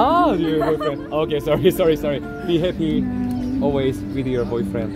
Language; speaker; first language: English; non-native, learner; Korean